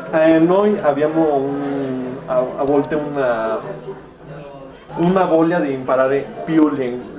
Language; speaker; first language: Italian; non-native, fluent; Spanish